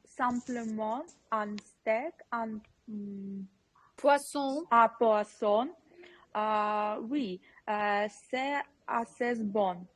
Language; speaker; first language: French; non-native, learner; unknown